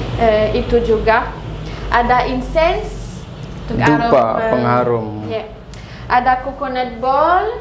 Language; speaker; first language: Indonesian; non-native, learner; French